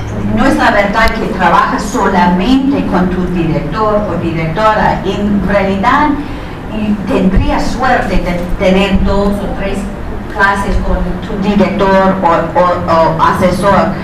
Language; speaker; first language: Spanish; non-native, fluent; English